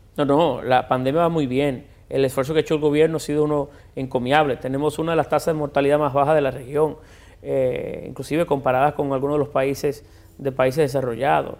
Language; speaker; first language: Spanish; native; Spanish